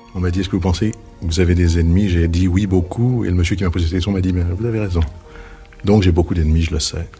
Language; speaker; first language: French; native; French